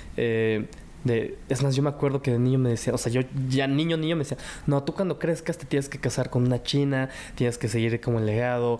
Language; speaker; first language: Spanish; early bilingual, other home language; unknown